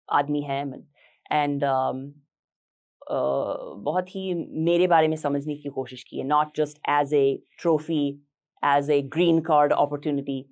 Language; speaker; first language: Hindi; non-native, fluent; English